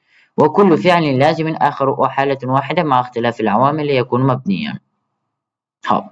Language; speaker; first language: Arabic; non-native, fluent; Uzbek